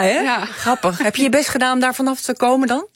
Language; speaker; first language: Dutch; native; Dutch